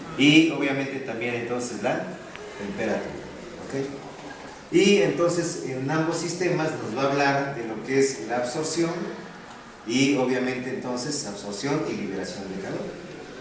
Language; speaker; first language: Spanish; native; Spanish